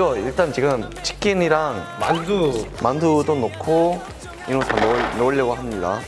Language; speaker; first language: Korean; non-native, fluent; English